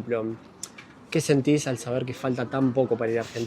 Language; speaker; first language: Spanish; native; Spanish